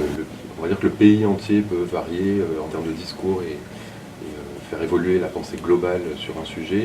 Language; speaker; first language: French; native; French